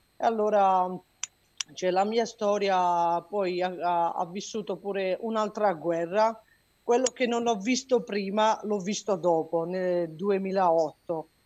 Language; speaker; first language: Italian; non-native, fluent; Georgian